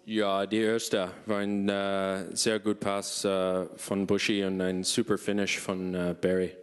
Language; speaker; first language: German; non-native, learner; English